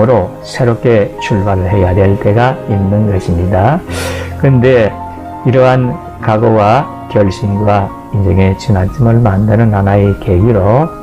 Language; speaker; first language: Korean; native; Korean